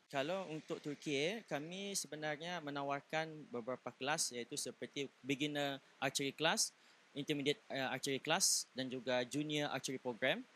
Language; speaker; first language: Malay; native; Malay